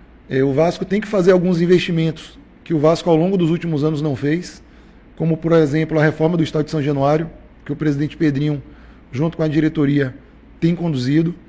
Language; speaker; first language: Portuguese; native; Portuguese